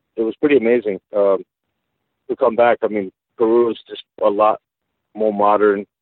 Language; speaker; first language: English; early bilingual, other home language; Spanish